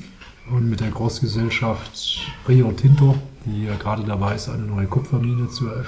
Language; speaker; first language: German; native; German